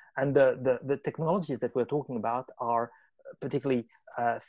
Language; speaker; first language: English; non-native, fluent; French